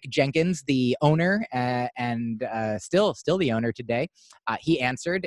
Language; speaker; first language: English; native; English